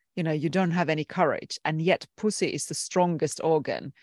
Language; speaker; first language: English; non-native, fluent; Finnish